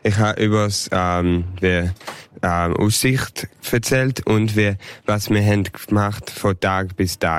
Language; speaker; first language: German; early bilingual, heritage; English